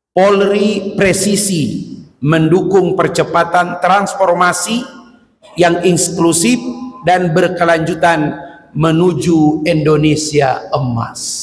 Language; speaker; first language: Indonesian; native; Indonesian